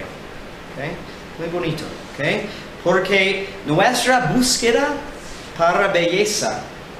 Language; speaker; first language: Spanish; non-native, fluent; English